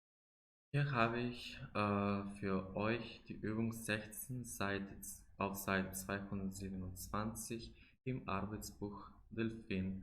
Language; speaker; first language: German; non-native, fluent; Macedonian